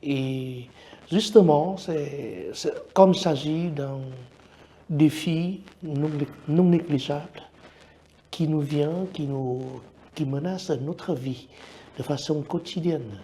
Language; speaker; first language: French; non-native, fluent; Vietnamese